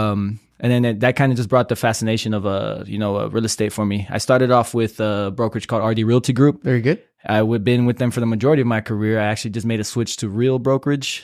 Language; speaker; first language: English; native; English